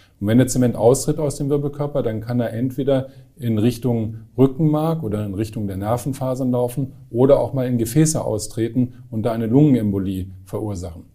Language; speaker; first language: German; native; German